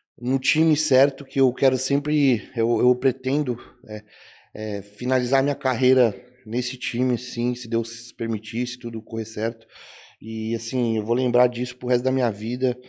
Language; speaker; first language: Portuguese; native; Portuguese